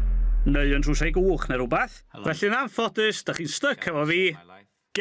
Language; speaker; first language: Welsh; native; Welsh